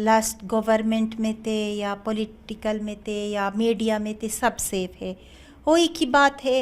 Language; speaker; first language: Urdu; non-native, learner; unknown